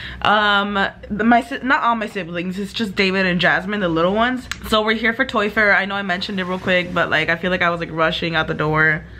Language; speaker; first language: English; early bilingual, other home language; Spanish